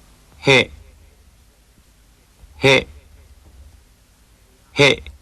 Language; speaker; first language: Japanese; native; Japanese